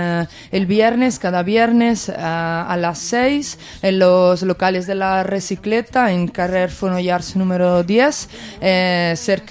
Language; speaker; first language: Spanish; native; Spanish